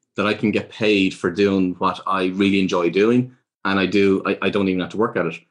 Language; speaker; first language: English; native; English